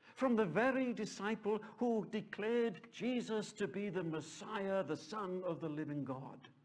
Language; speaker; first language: English; native; English